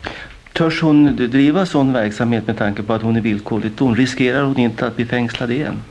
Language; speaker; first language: Swedish; native; Swedish